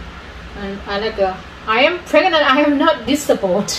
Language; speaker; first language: English; non-native, fluent; Vietnamese